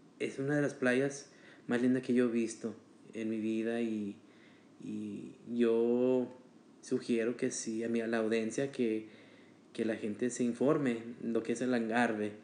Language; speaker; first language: Spanish; early bilingual, heritage; Spanish